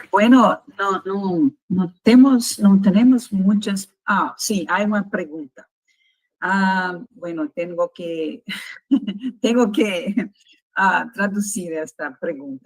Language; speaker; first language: Spanish; non-native, fluent; Portuguese